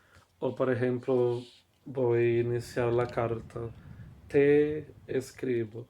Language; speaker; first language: Spanish; non-native, fluent; Portuguese